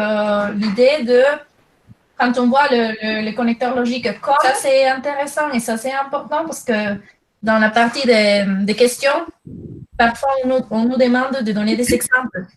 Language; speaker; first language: French; non-native, fluent; Spanish